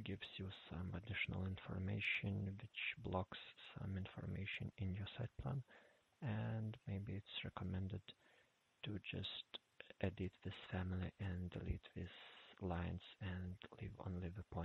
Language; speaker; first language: English; non-native, fluent; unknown